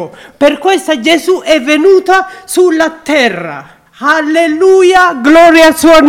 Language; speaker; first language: Italian; non-native, learner; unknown